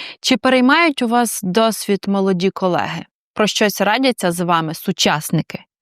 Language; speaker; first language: Ukrainian; native; Ukrainian